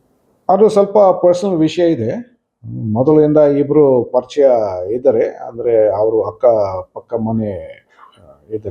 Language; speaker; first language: Kannada; non-native, fluent; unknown